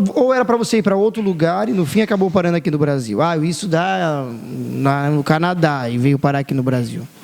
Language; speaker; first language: Portuguese; native; Portuguese